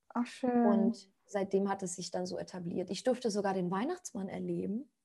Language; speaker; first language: German; non-native, fluent; Spanish